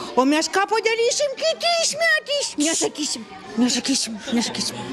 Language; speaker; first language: Lithuanian; native; Lithuanian